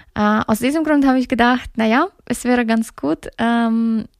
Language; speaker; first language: German; early bilingual, other home language; Russian